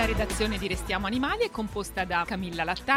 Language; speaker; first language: Italian; native; Italian